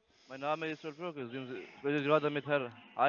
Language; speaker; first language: German; non-native, learner; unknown